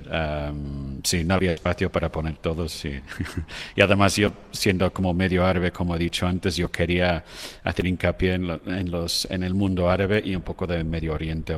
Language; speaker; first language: Spanish; non-native, fluent; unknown